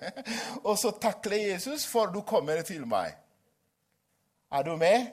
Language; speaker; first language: Swedish; non-native, fluent; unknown